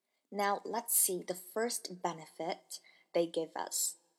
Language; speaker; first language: English; non-native, fluent; Chinese